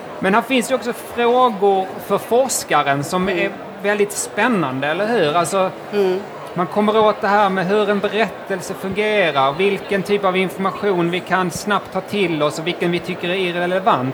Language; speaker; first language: Swedish; native; Swedish